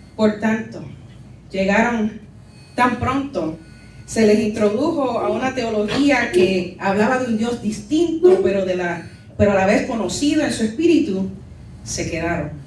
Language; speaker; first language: Spanish; early bilingual, heritage; Spanish